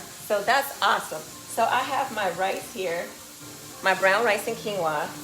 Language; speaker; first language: English; native; English